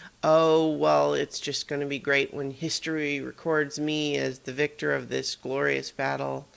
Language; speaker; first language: English; native; English